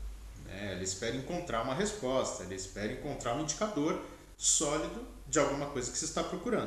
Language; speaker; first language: Portuguese; native; Portuguese